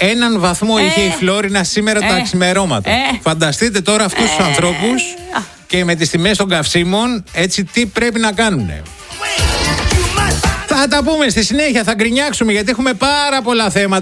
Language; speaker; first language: Greek; native; Greek